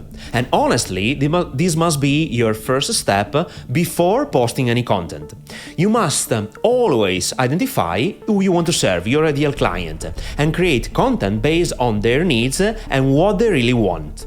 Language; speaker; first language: English; non-native, fluent; Italian